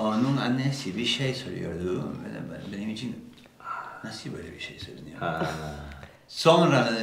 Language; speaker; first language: Turkish; non-native, learner; Spanish